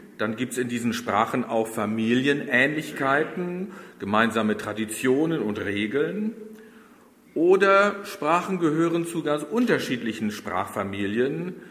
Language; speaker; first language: German; native; German